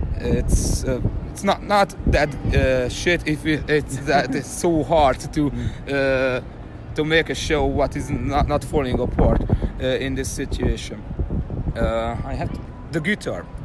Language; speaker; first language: English; non-native, learner; Hungarian